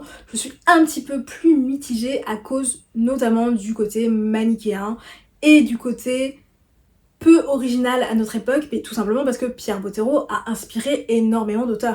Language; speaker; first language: French; native; French